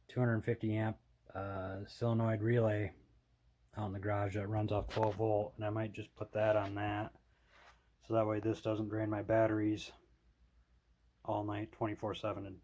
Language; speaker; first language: English; native; English